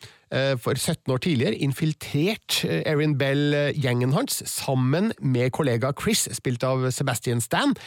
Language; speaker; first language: Norwegian; native; Norwegian